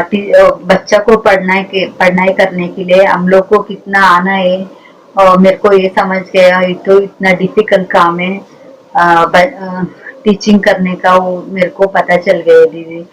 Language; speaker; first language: Hindi; non-native, local second language; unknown